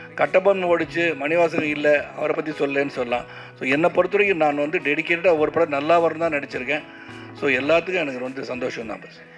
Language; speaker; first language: Tamil; native; Tamil